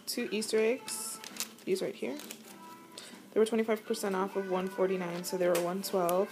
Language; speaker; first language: English; native; English